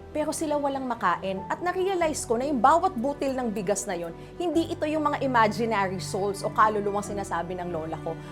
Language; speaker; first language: Filipino; native; Filipino